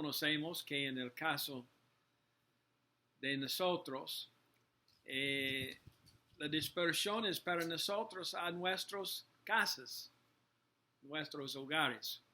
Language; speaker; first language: Spanish; non-native, learner; English